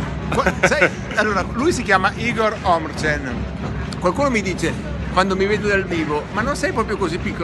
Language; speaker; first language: Italian; native; Italian